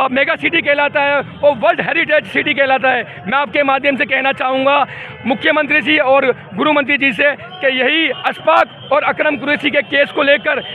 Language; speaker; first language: Hindi; non-native, local second language; Gujarati